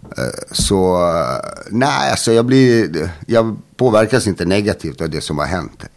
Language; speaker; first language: Swedish; early bilingual, other home language; Bosnian